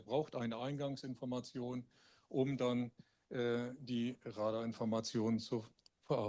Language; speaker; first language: German; native; German